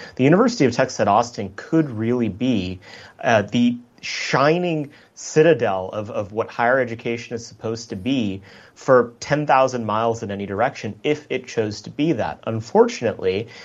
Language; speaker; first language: English; native; English